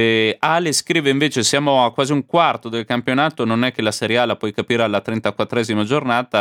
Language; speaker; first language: Italian; native; Italian